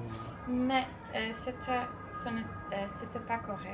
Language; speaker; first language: French; non-native, fluent; Turkish